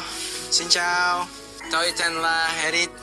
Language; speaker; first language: Vietnamese; non-native, learner; Indonesian